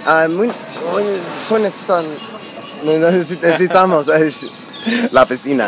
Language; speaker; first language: Spanish; early bilingual, heritage; Spanish